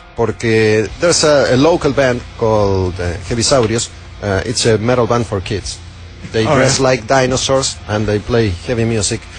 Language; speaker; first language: English; non-native, fluent; Spanish